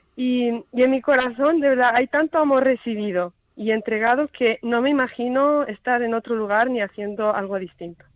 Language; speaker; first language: Spanish; native; Spanish